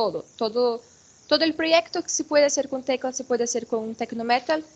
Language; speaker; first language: Spanish; non-native, fluent; Portuguese